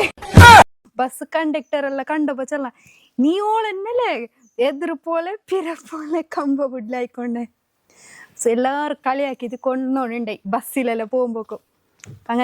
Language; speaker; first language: Malayalam; non-native, local second language; Hindi